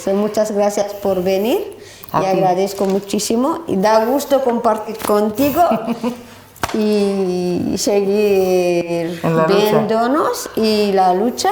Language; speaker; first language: Spanish; non-native, learner; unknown